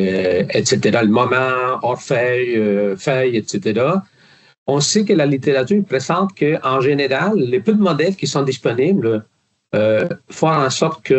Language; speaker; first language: French; non-native, fluent; Spanish